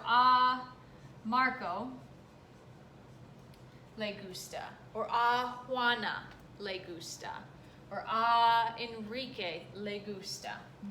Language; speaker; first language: Spanish; non-native, fluent; English